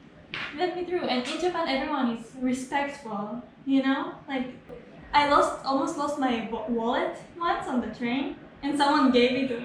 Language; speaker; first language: English; non-native, fluent; Hebrew